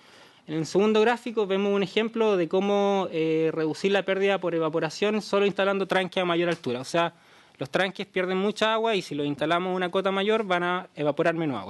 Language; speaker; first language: Spanish; native; Spanish